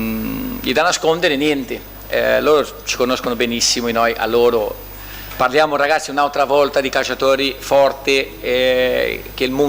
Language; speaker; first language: Italian; non-native, fluent; Portuguese